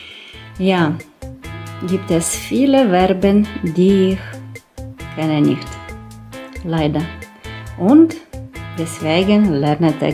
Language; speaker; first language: German; non-native, learner; Russian